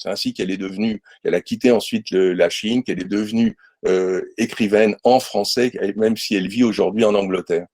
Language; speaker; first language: French; native; French